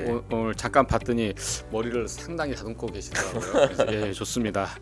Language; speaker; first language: Korean; native; Korean